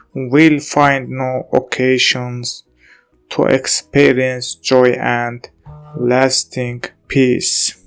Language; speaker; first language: English; non-native, learner; Azerbaijani